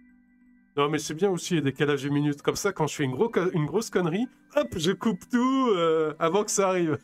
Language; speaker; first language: French; native; French